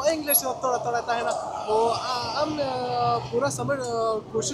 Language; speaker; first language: Hindi; non-native, learner; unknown